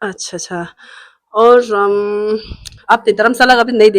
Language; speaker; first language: Hindi; non-native, local second language; Tibetan